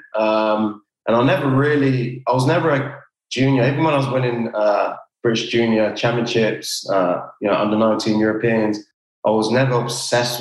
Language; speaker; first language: English; native; English